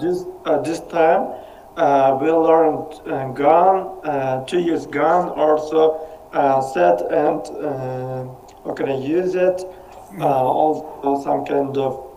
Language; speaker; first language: English; non-native, learner; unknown